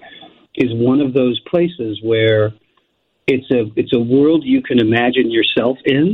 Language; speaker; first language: English; native; English